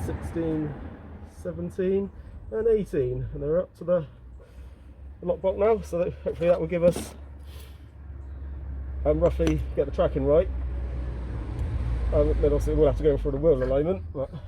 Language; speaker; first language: English; native; English